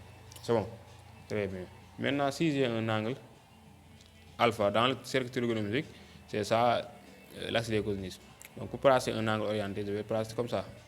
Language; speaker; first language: French; non-native, local second language; Wolof